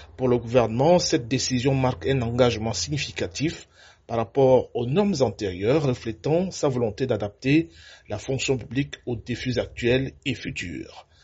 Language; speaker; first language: French; native; French